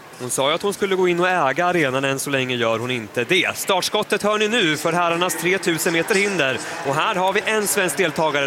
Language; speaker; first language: Swedish; native; Swedish